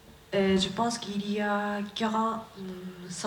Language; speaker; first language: French; non-native, learner; Japanese